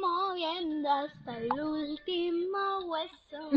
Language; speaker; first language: Spanish; native; Spanish